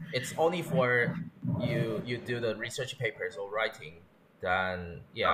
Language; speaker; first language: English; non-native, learner; Chinese